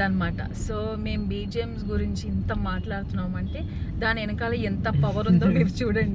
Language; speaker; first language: Telugu; native; Telugu